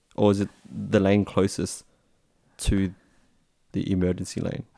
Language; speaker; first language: English; native; English